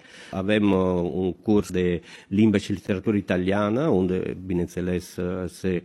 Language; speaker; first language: Romanian; non-native, fluent; Italian